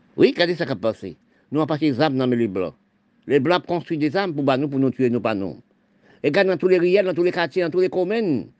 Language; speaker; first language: French; non-native, local second language; Haitian Creole